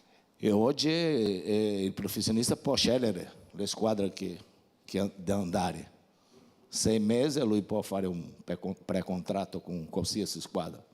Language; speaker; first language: Italian; non-native, fluent; Portuguese